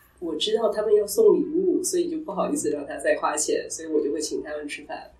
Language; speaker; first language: Chinese; native; Chinese